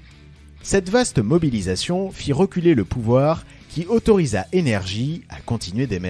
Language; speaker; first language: French; native; French